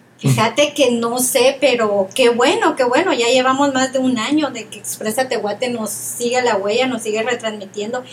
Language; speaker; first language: Spanish; native; Spanish